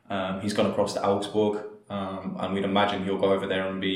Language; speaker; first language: English; native; English